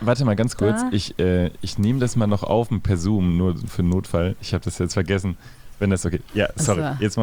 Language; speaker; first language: German; native; German